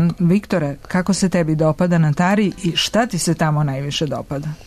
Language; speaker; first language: Serbian; native; Serbian